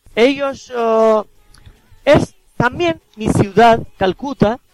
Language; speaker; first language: Spanish; non-native, fluent; Bangla